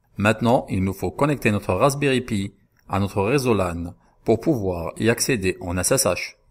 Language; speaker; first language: French; non-native, local second language; Arabic